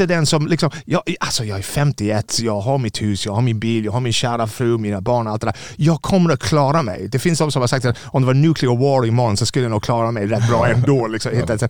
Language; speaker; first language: Swedish; non-native, fluent; English